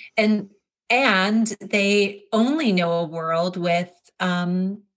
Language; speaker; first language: English; native; English